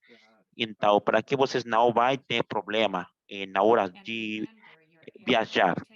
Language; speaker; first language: Portuguese; non-native, fluent; Spanish